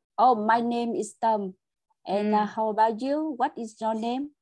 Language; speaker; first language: English; non-native, learner; Vietnamese